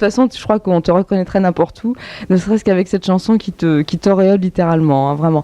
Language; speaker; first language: French; native; French